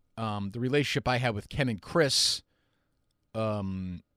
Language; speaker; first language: English; native; English